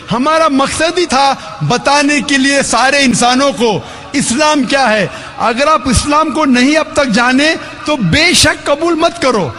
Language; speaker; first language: Hindi; non-native, local second language; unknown